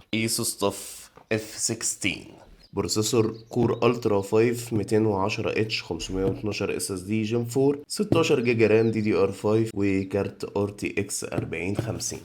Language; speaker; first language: Arabic; native; Arabic